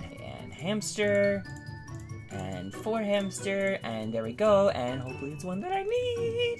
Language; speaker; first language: English; native; English